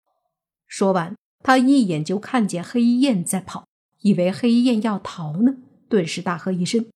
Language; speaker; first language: Chinese; native; Chinese